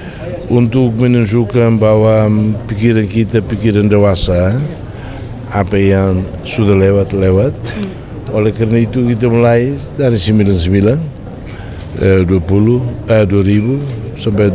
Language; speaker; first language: Indonesian; non-native, fluent; Tetum